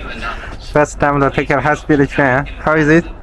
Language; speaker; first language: English; non-native, learner; Chinese